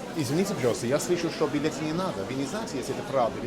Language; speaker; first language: Russian; non-native, learner; English